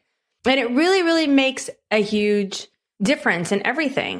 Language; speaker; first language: English; native; English